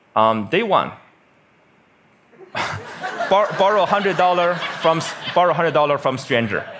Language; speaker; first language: English; non-native, fluent; Chinese